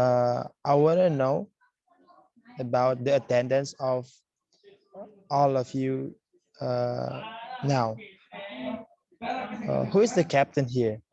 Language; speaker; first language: English; non-native, learner; Indonesian